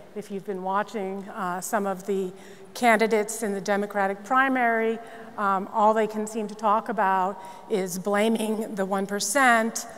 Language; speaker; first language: English; native; English